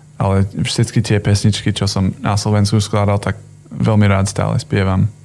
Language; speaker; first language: Slovak; non-native, fluent; English